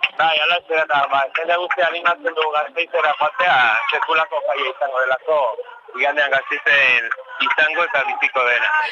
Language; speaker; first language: Basque; native; Basque